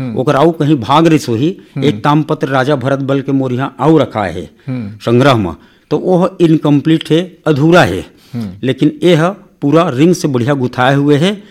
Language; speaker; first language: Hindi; non-native, local second language; Chhattisgarhi